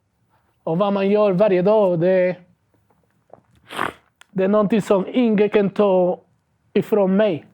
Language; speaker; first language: Swedish; non-native, learner; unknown